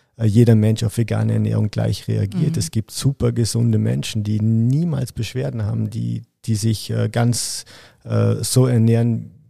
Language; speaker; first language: German; early bilingual, other home language; Arabic